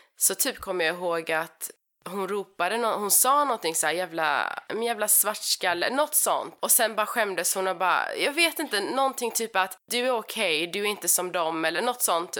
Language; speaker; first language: Swedish; early bilingual, heritage; Swedish